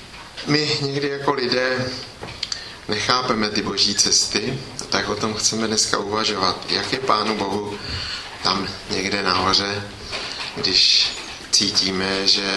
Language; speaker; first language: Czech; native; Czech